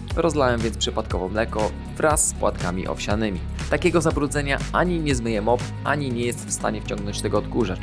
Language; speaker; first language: Polish; native; Polish